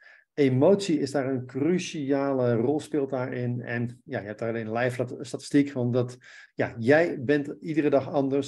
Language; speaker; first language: Dutch; native; Dutch